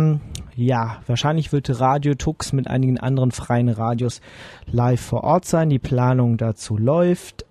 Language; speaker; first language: German; native; German